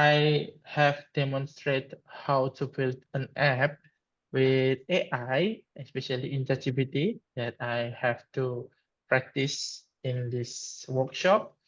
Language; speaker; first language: English; non-native, learner; Indonesian